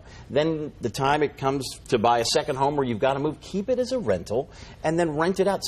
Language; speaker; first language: English; native; English